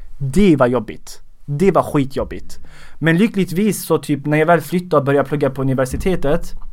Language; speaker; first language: Swedish; early bilingual, other home language; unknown